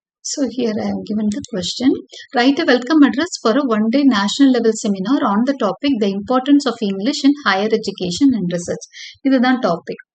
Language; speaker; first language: English; non-native, local second language; Tamil